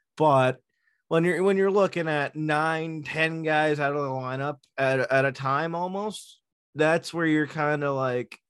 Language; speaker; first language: English; native; English